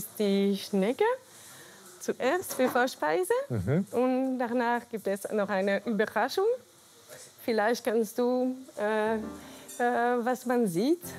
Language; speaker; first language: German; non-native, learner; French